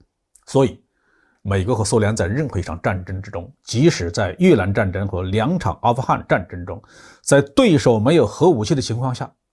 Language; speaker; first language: Chinese; native; Chinese